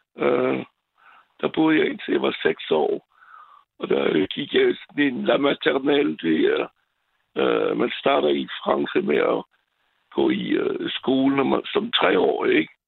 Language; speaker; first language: Danish; non-native, fluent; French